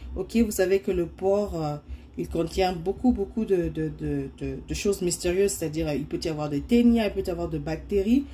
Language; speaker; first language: French; non-native, local second language; Lingala